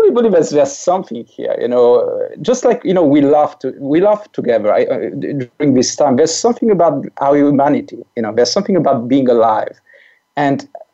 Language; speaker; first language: English; non-native, fluent; French